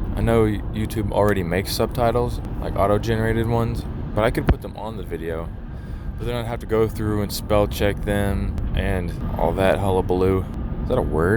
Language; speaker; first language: English; native; English